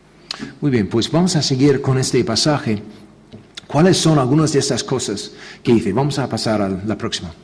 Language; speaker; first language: Spanish; non-native, fluent; English